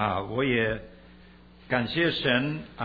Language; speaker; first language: Chinese; early bilingual, heritage; Chinese